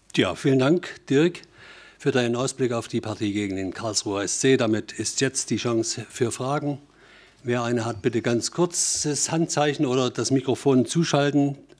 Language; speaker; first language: German; native; German